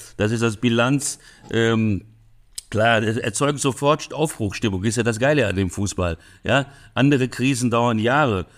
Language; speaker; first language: German; early bilingual, other home language; Hungarian